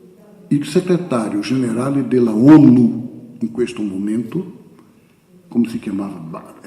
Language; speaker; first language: Italian; non-native, fluent; Portuguese